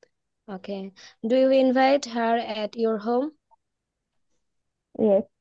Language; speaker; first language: English; non-native, learner; Bangla